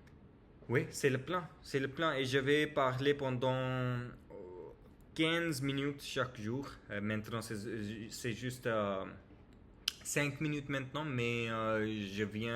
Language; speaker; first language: French; non-native, learner; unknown